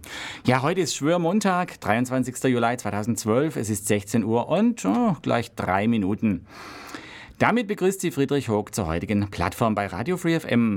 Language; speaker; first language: German; native; German